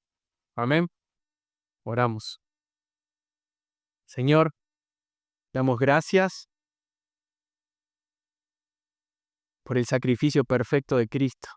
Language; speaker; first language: Spanish; native; Spanish